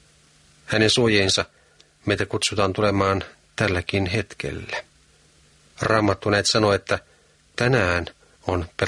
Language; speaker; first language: Finnish; native; Finnish